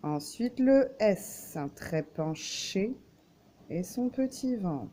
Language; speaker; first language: French; native; French